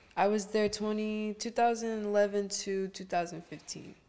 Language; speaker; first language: English; native; English